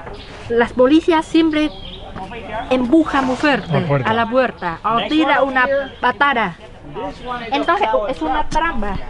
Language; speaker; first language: Spanish; non-native, fluent; Vietnamese